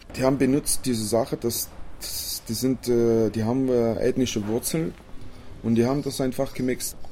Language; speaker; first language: German; non-native, fluent; Romanian